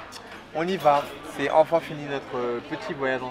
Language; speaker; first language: French; native; French